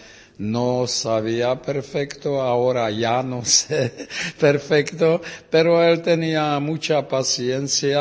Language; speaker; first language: Spanish; non-native, learner; Czech